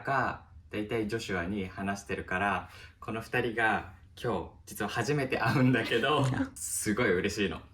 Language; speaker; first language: Japanese; native; Japanese